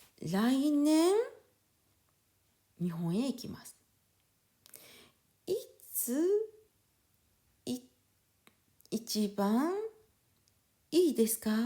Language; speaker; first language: Japanese; non-native, fluent; French